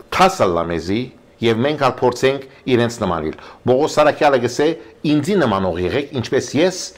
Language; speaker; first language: Armenian; early bilingual, heritage; Armenian